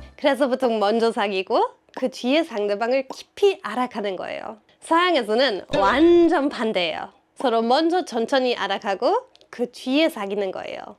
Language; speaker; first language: Korean; non-native, fluent; German